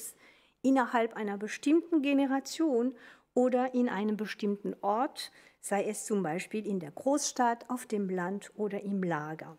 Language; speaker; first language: German; non-native, fluent; French